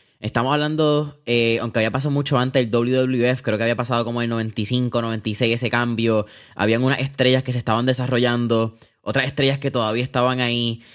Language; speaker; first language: Spanish; native; Spanish